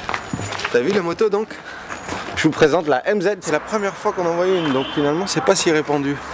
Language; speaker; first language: French; native; French